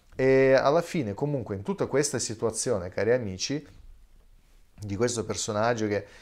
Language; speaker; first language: Italian; native; Italian